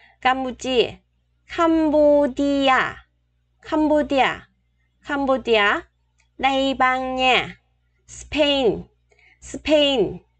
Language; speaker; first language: Korean; non-native, fluent; Vietnamese